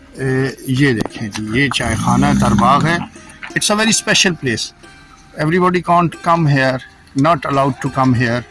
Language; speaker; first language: Urdu; native; Urdu